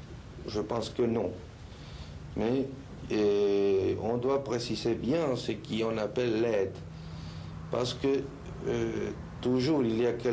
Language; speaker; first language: French; non-native, fluent; Spanish